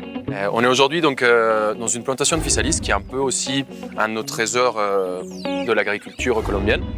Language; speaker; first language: French; non-native, fluent; Spanish